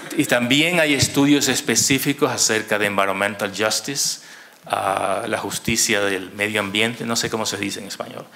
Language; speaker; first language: Spanish; native; Spanish